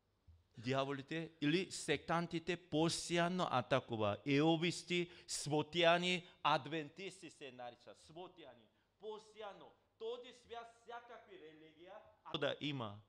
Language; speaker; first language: Bulgarian; non-native, learner; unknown